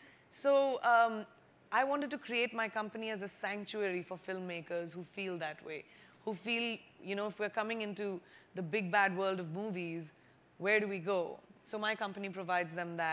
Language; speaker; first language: English; non-native, local second language; Hindi